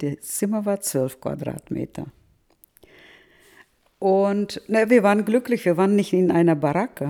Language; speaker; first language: German; early bilingual, heritage; German